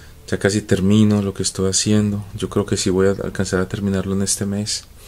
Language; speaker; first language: Spanish; native; Spanish